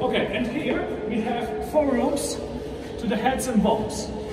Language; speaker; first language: English; non-native, learner; Polish